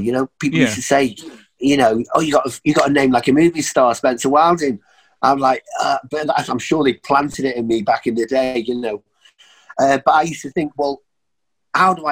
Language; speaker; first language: English; native; English